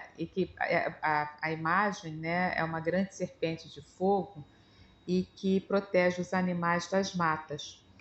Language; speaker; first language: Portuguese; native; Portuguese